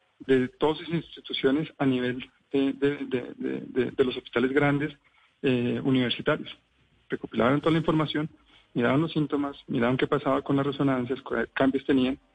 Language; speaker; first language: Spanish; native; Spanish